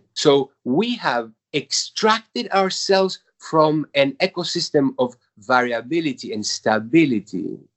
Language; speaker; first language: English; non-native, fluent; Spanish